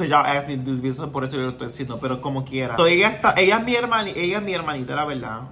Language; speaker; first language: Spanish; non-native, fluent; English